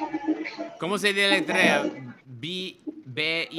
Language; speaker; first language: Spanish; non-native, learner; English